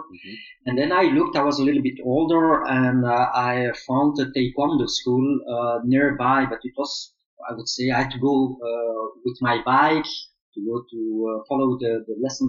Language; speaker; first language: English; non-native, fluent; Dutch